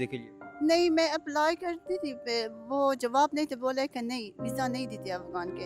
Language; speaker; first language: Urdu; non-native, learner; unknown